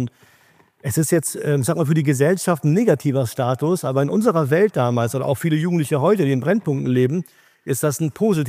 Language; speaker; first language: German; early bilingual, other home language; Urdu